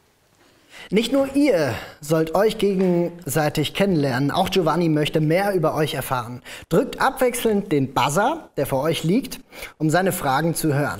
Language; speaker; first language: German; native; German